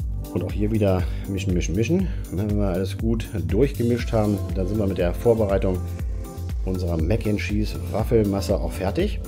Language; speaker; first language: German; native; German